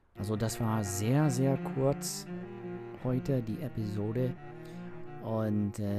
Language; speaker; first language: German; non-native, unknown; English